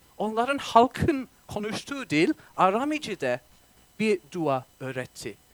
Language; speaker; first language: Turkish; non-native, fluent; English